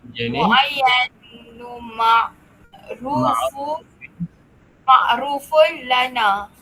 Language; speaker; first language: Arabic; non-native, learner; Malay